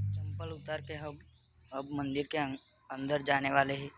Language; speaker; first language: Hindi; non-native, local second language; Gujarati